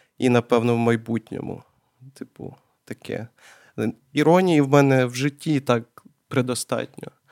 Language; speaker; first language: Ukrainian; non-native, local second language; Russian